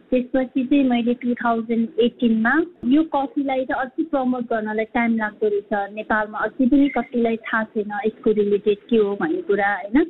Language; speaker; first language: Nepali; non-native, local second language; Sherpa